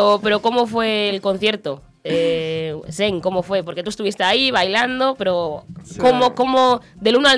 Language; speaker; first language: Spanish; native; Spanish